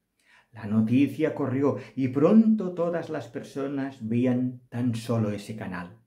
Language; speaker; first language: Spanish; non-native, local second language; Catalan